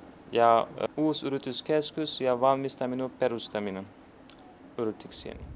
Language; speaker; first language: Finnish; non-native, learner; Turkish